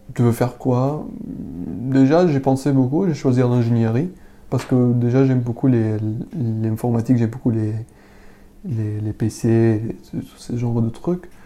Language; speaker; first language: French; non-native, learner; Arabic